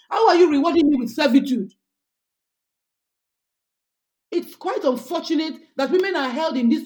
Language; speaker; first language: English; non-native, local second language; Yoruba